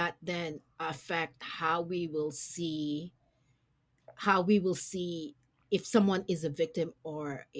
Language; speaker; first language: English; non-native, local second language; Filipino